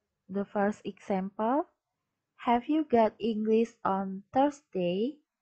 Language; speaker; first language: English; non-native, fluent; Indonesian